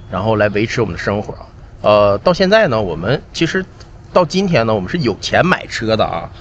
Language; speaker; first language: Chinese; native; Chinese